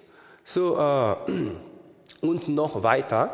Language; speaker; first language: German; non-native, learner; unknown